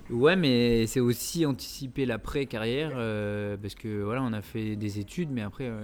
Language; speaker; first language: French; native; French